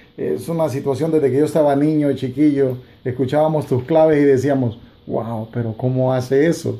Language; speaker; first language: Spanish; native; Spanish